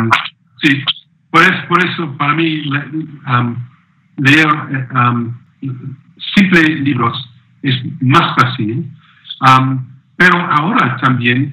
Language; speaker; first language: Spanish; non-native, learner; English